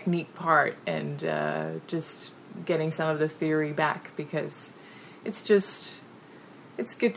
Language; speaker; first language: English; non-native, fluent; Dutch